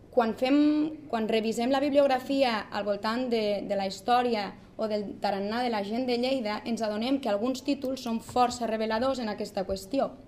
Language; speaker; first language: Catalan; native; Catalan